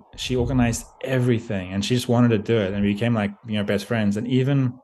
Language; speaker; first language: English; native; English